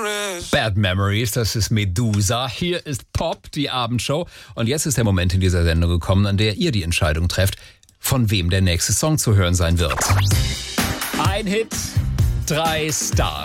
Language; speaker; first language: German; native; German